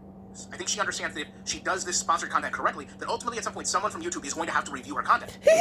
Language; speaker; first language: English; native; English